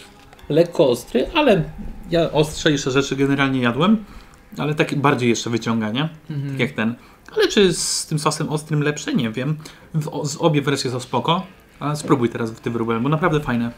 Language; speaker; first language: Polish; native; Polish